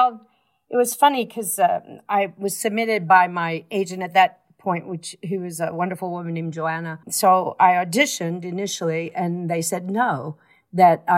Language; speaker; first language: English; native; English